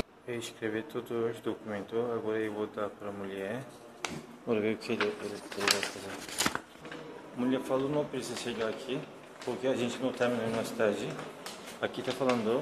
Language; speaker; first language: Portuguese; non-native, learner; Turkish